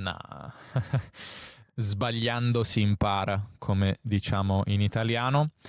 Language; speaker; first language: Italian; native; Italian